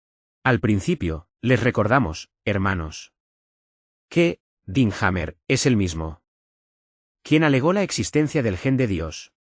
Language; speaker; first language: Spanish; non-native, fluent; Arabic